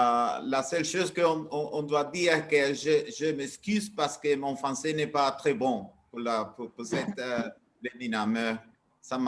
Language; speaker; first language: French; non-native, learner; Spanish